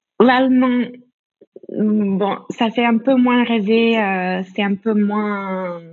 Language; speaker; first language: French; non-native, fluent; English